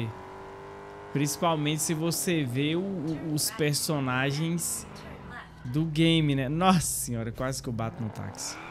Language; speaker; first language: Portuguese; native; Portuguese